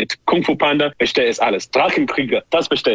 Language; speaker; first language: German; non-native, learner; English